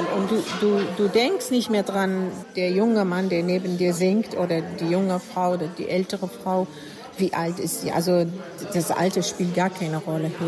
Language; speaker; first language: German; non-native, fluent; Arabic